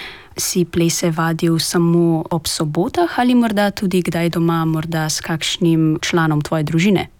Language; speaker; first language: Slovenian; native; Slovenian